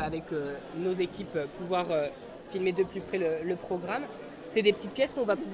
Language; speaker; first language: French; native; French